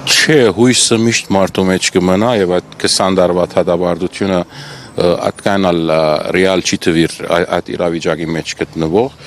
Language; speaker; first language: Armenian; native; Armenian